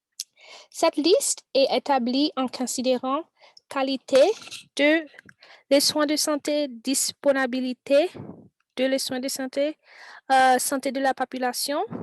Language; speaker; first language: French; non-native, learner; English